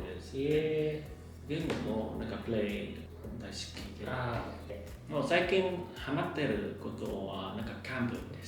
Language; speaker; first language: Japanese; non-native, learner; Vietnamese